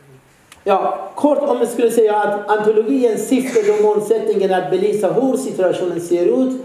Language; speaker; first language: Swedish; non-native, fluent; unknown